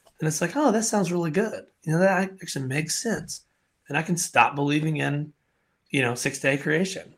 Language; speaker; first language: English; native; English